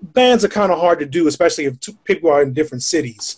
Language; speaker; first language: English; native; English